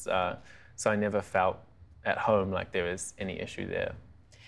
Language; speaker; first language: English; native; English